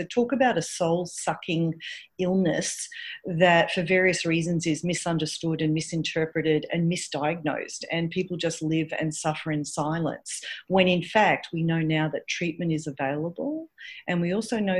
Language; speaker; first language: English; native; English